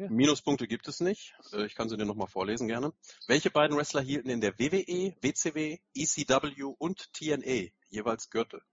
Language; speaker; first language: German; native; German